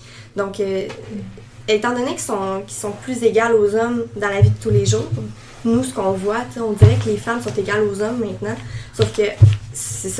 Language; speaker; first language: French; native; French